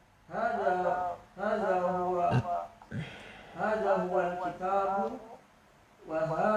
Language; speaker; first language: Arabic; non-native, learner; Indonesian